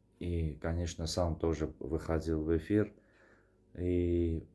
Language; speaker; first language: Russian; non-native, fluent; Armenian